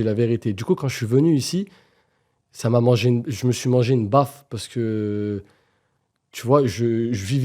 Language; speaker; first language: French; native; French